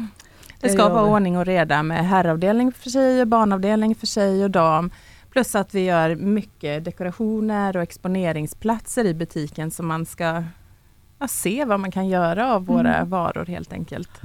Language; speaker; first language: Swedish; native; Swedish